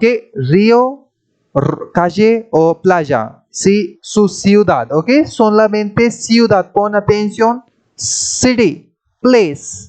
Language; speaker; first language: Spanish; non-native, fluent; Hindi